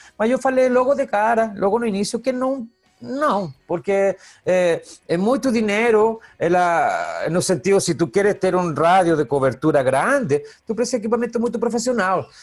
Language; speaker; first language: Portuguese; non-native, fluent; Spanish